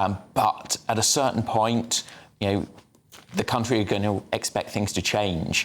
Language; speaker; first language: English; native; English